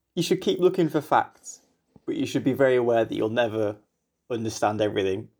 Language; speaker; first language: English; native; English